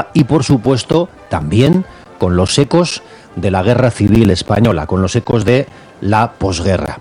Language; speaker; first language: Spanish; native; Spanish